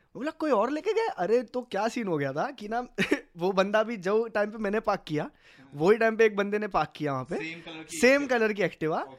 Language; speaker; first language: Hindi; native; Hindi